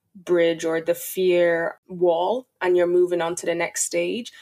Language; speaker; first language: English; native; English